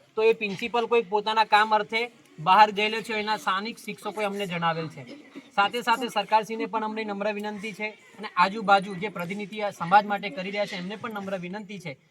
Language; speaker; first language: Gujarati; non-native, local second language; Rathawi